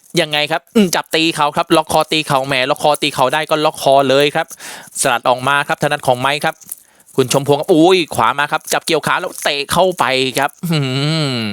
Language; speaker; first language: Thai; native; Thai